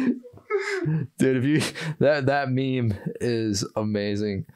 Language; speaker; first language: English; native; English